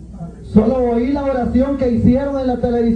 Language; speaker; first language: Spanish; native; Spanish